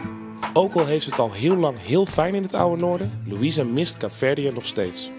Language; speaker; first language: Dutch; native; Dutch